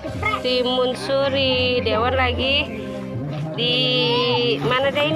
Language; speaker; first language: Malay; non-native, local second language; Sundanese